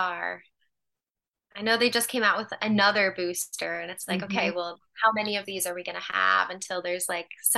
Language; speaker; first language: English; native; English